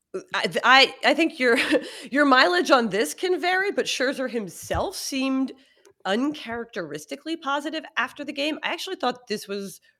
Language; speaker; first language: English; native; English